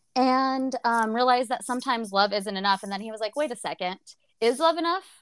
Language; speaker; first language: English; native; English